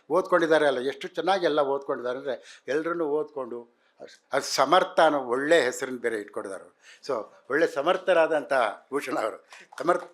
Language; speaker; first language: Kannada; native; Kannada